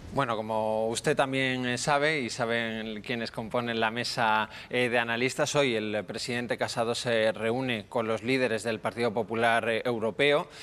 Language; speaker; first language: Spanish; native; Spanish